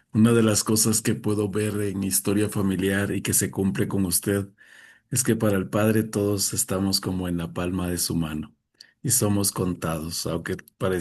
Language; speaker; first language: Spanish; native; Spanish